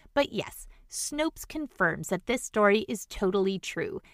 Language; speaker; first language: English; native; English